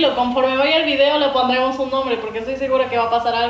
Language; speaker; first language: Spanish; native; Spanish